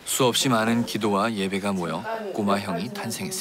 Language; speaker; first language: Korean; native; Korean